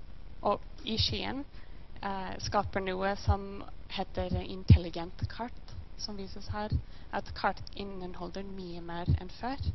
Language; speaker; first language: Norwegian; non-native, learner; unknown